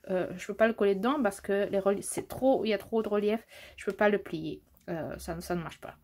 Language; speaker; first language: French; native; French